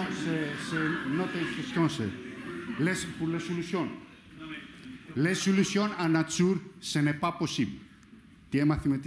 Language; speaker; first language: French; non-native, learner; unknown